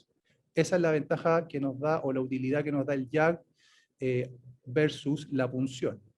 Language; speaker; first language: Spanish; native; Spanish